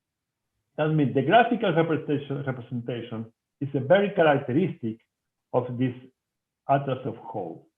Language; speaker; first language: English; non-native, fluent; Spanish